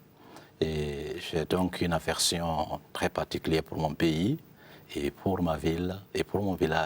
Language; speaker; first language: French; non-native, local second language; Mossi